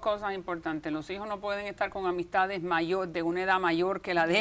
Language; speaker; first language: Spanish; native; Spanish